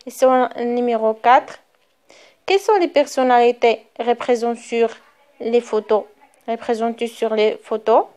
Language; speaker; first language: French; non-native, local second language; Arabic